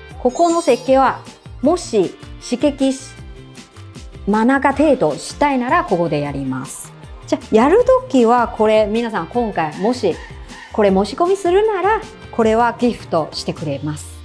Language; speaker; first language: Japanese; non-native, fluent; Chinese